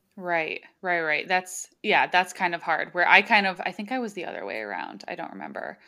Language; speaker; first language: English; early bilingual, other home language; Slovak